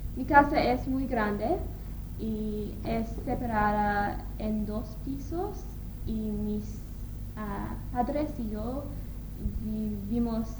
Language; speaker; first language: Spanish; non-native, learner; English